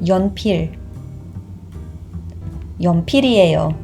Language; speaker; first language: Korean; non-native, fluent; English